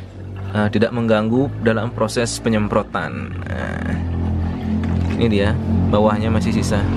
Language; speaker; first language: Indonesian; native; Indonesian